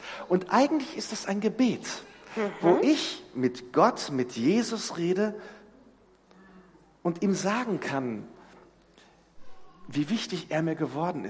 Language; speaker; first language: German; native; German